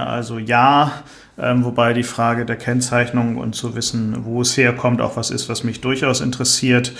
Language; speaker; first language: German; native; German